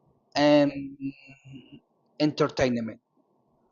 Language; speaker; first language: English; non-native, learner; Spanish